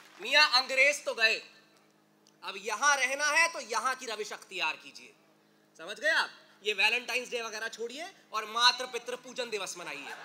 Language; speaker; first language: Urdu; native; Urdu